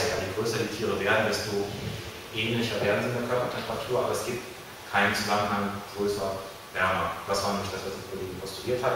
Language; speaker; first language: German; native; German